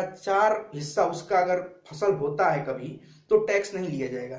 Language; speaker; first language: Hindi; native; Hindi